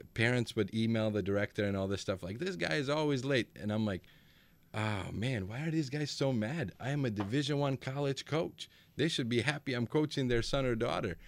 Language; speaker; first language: English; early bilingual, other home language; Macedonian